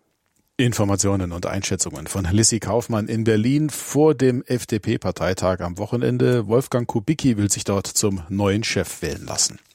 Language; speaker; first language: German; native; German